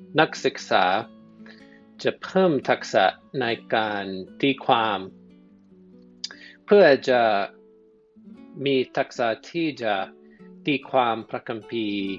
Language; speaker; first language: Thai; non-native, fluent; English